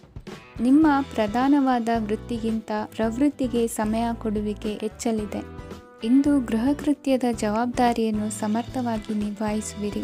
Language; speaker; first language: Kannada; native; Kannada